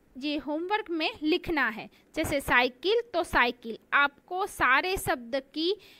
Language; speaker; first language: Hindi; non-native, local second language; Gujarati